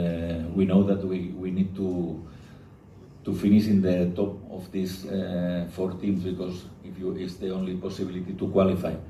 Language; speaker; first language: English; non-native, fluent; Spanish